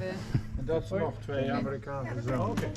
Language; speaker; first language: Dutch; native; Dutch